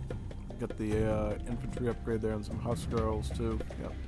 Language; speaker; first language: English; native; English